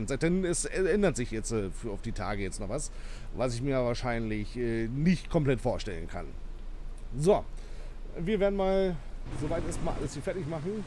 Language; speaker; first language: German; native; German